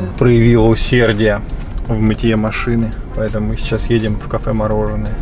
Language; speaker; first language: Russian; native; Russian